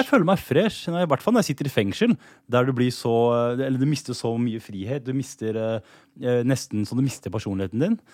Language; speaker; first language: Norwegian; native; Norwegian